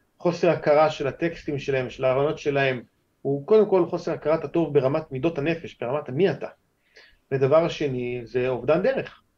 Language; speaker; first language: Hebrew; native; Hebrew